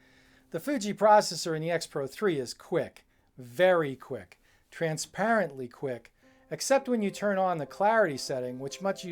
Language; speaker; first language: English; native; English